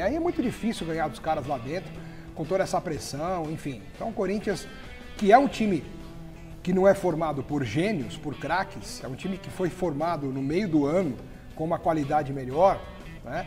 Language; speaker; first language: Portuguese; native; Portuguese